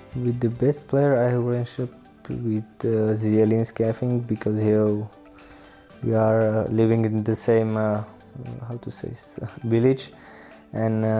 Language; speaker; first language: English; non-native, learner; Slovak